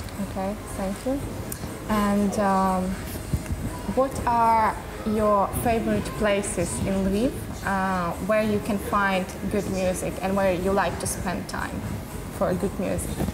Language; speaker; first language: English; non-native, fluent; Ukrainian